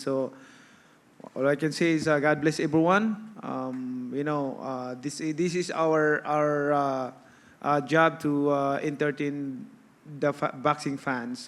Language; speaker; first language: English; non-native, local second language; Cebuano